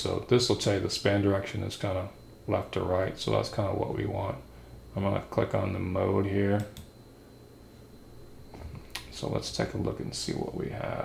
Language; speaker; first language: English; native; English